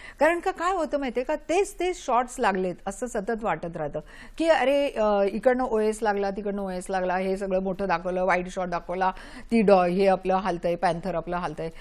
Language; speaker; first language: Marathi; native; Marathi